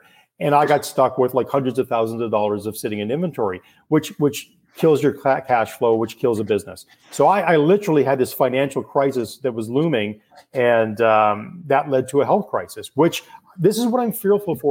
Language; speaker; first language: English; native; English